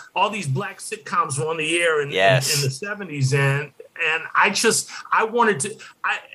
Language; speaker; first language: English; native; English